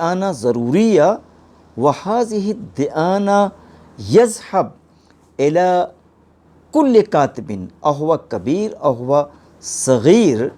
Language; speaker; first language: Arabic; non-native, fluent; Urdu